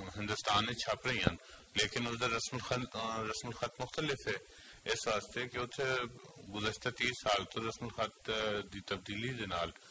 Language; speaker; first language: Punjabi; non-native, local second language; Northern Hindko